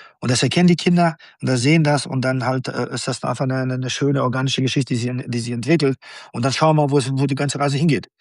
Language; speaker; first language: German; non-native, fluent; Bosnian